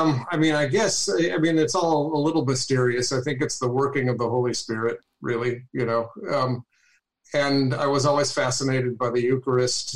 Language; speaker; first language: English; native; English